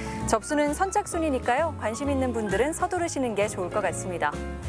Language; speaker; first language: Korean; native; Korean